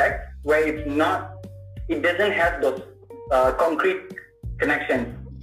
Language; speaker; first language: English; non-native, local second language; Tamil